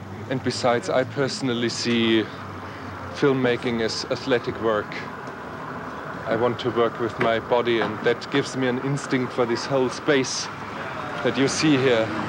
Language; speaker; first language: English; non-native, fluent; German